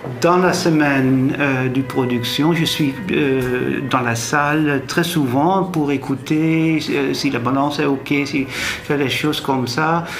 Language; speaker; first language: French; non-native, fluent; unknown